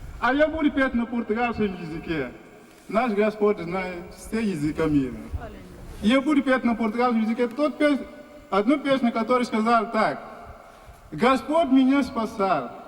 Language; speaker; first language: Russian; non-native, fluent; Portuguese